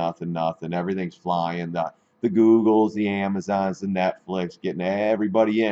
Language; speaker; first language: English; native; English